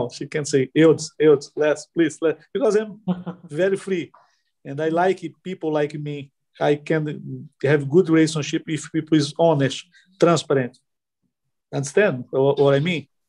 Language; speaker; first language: English; non-native, learner; Portuguese